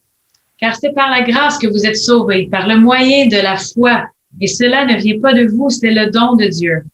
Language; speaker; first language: French; native; French